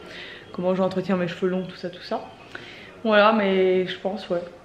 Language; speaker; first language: French; native; French